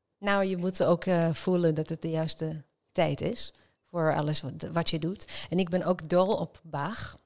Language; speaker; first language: Dutch; non-native, fluent; Hebrew